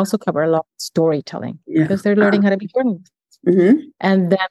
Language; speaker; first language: English; early bilingual, other home language; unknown